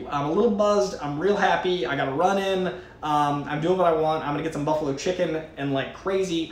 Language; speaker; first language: English; native; English